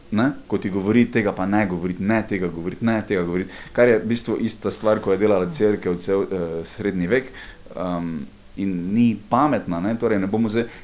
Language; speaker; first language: Slovenian; native; Slovenian